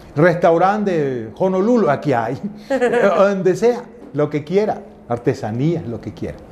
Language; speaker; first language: Spanish; native; Spanish